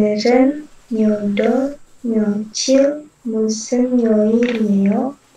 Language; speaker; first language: Korean; non-native, learner; Indonesian